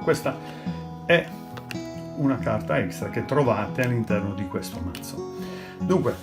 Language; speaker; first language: Italian; native; Italian